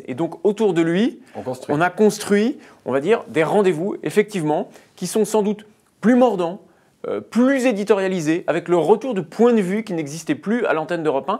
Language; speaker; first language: French; native; French